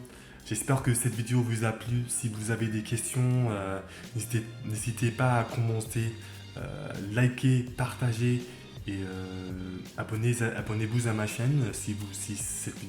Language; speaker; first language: French; non-native, fluent; English